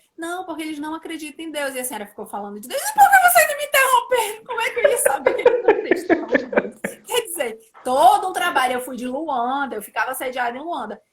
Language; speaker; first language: Portuguese; native; Portuguese